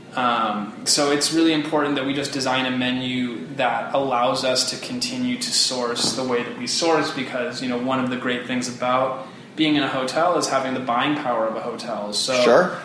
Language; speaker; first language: English; native; English